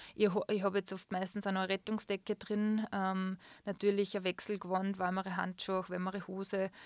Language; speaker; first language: German; native; German